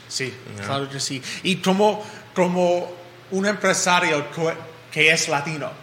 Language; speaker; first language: Spanish; non-native, fluent; English